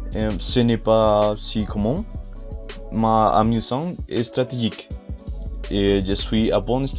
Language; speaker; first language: French; non-native, learner; Spanish